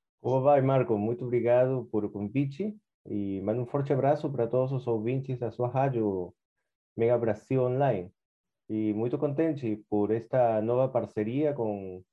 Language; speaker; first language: Portuguese; non-native, fluent; Spanish